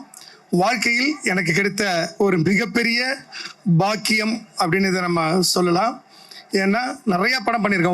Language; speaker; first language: Tamil; native; Tamil